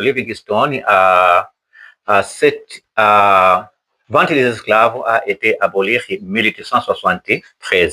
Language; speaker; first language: French; non-native, learner; Swahili